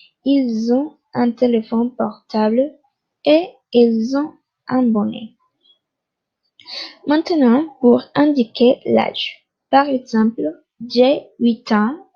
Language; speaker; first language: French; non-native, fluent; Spanish